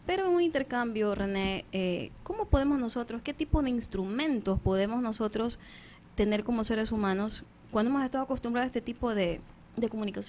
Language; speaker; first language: Spanish; native; Spanish